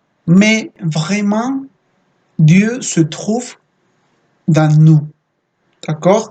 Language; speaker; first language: French; non-native, fluent; Spanish